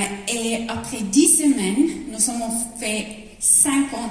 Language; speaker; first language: French; non-native, learner; Norwegian